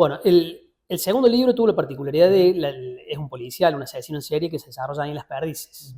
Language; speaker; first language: Spanish; native; Spanish